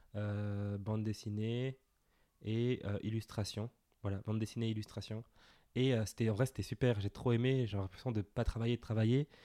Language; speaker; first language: French; native; French